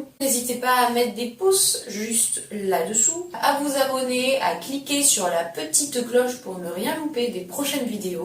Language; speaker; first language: French; native; French